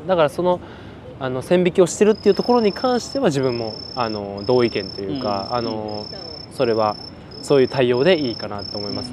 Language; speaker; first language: Japanese; native; Japanese